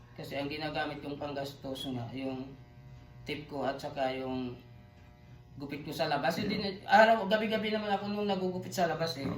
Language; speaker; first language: Filipino; non-native, local second language; Cebuano